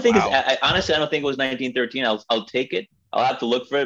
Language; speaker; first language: English; non-native, fluent; Spanish